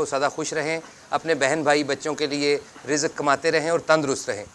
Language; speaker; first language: Urdu; non-native, local second language; Punjabi